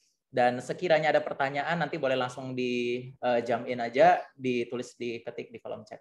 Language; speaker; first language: Indonesian; native; Indonesian